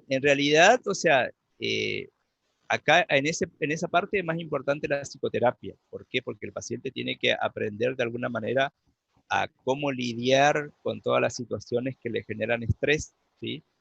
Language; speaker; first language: Spanish; native; Spanish